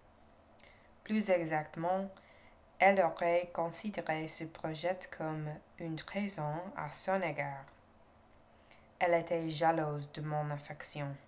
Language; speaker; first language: French; non-native, learner; English